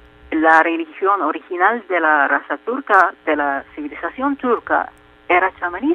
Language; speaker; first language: Spanish; non-native, fluent; Turkish